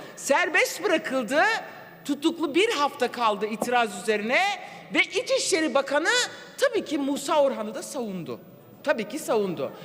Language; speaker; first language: Turkish; non-native, local second language; Kurdish